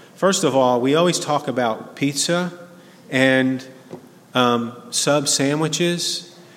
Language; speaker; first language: English; native; English